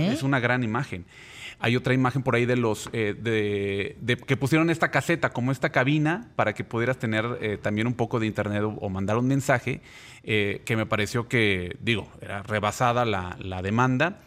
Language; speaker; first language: Spanish; native; Spanish